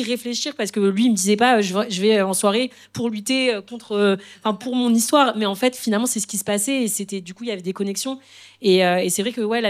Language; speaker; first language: French; native; French